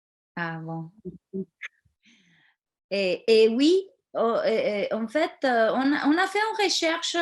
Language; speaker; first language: French; non-native, fluent; Spanish